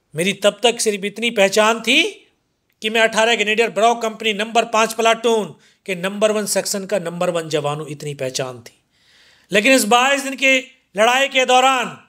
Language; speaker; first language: Hindi; native; Hindi